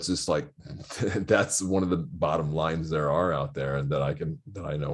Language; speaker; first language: English; native; English